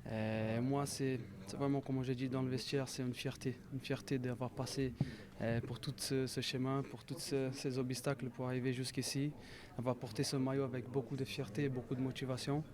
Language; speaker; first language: French; non-native, fluent; Portuguese